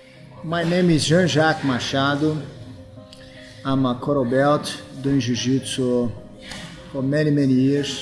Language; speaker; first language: English; non-native, fluent; Portuguese